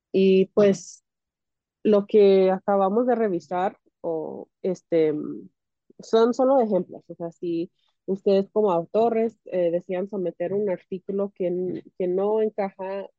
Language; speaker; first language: Spanish; early bilingual, heritage; Spanish